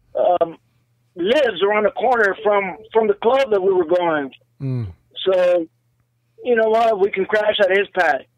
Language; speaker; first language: English; native; English